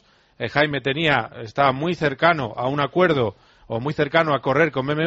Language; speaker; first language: Spanish; native; Spanish